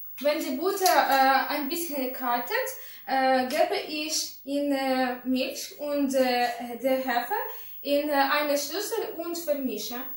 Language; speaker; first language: German; non-native, learner; Russian